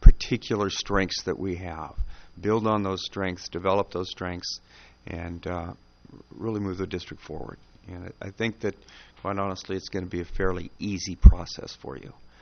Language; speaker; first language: English; native; English